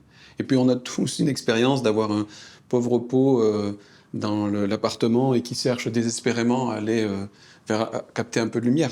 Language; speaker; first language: French; native; French